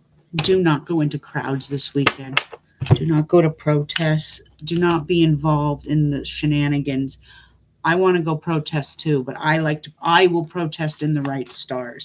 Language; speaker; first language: English; native; English